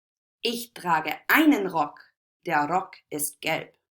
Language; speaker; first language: German; non-native, fluent; English